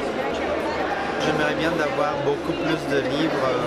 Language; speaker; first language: French; non-native, fluent; Spanish